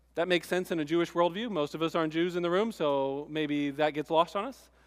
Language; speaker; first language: English; native; English